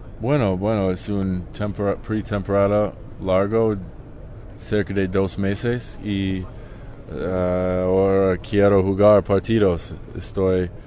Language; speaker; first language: Spanish; non-native, learner; English